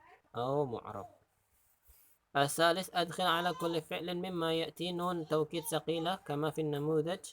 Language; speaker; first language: Arabic; non-native, fluent; Indonesian